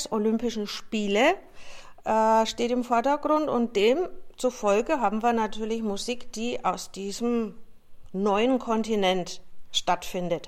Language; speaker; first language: German; native; German